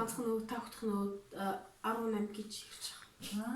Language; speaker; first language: Mongolian; early bilingual, heritage; Mongolian